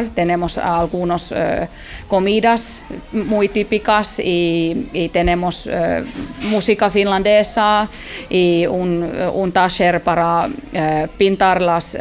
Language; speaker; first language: Spanish; non-native, learner; Finnish